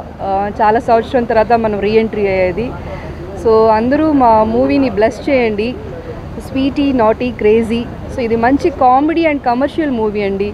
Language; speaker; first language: Telugu; non-native, local second language; Tamil